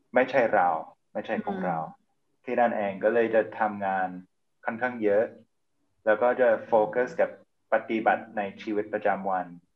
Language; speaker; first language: Thai; non-native, fluent; English